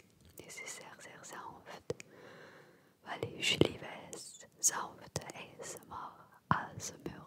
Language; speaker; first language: German; non-native, fluent; French